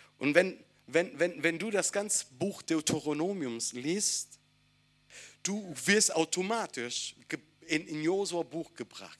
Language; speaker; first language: German; non-native, fluent; Italian